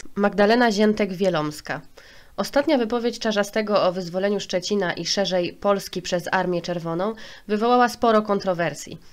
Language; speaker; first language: Polish; native; Polish